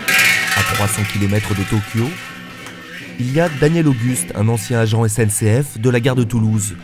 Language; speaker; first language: French; native; French